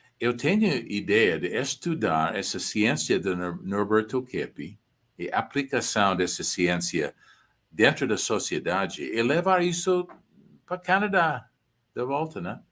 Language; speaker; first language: Portuguese; non-native, fluent; English